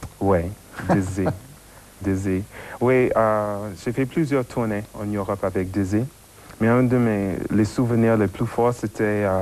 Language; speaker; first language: French; non-native, fluent; English